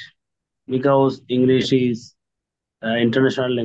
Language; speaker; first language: English; non-native, learner; Bangla